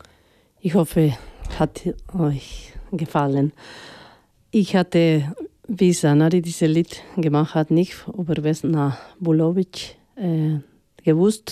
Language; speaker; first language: German; non-native, fluent; Spanish